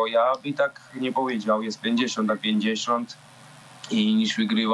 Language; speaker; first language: Polish; non-native, learner; Georgian